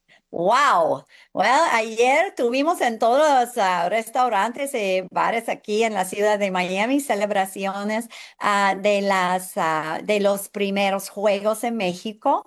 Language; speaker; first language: Spanish; non-native, fluent; English